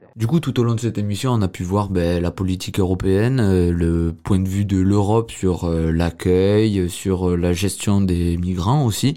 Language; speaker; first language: French; native; French